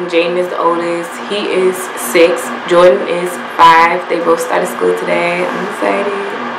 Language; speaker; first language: English; native; English